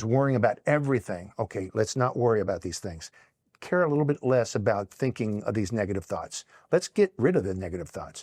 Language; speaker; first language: English; native; English